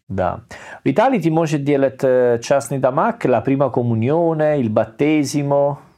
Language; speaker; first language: Russian; non-native, learner; Italian